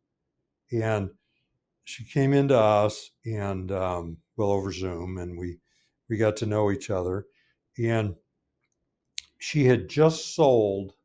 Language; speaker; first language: English; native; English